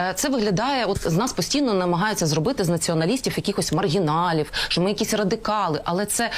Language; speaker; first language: Ukrainian; non-native, local second language; Russian